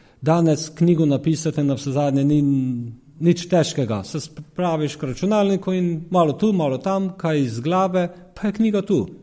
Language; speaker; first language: Slovenian; native; Slovenian